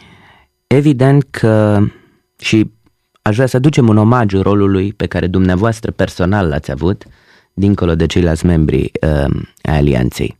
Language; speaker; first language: Romanian; native; Romanian